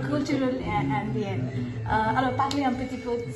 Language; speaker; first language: French; non-native, learner; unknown